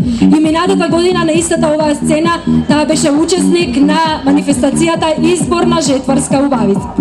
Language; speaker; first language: Macedonian; native; Macedonian